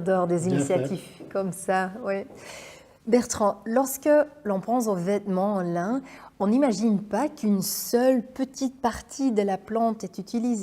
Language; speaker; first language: French; non-native, fluent; Dutch